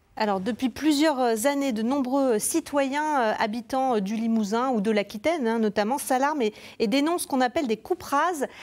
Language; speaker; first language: French; native; French